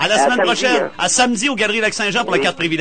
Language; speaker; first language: French; native; French